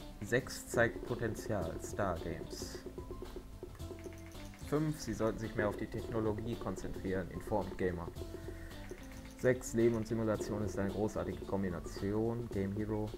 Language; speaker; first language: German; native; German